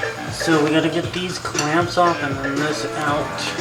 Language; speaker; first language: English; native; English